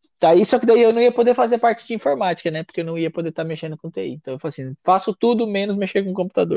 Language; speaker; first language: Portuguese; native; Portuguese